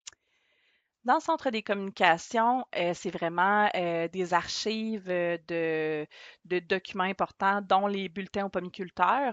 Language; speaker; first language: French; native; French